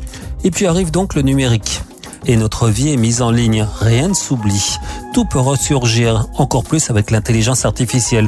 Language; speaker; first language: French; native; French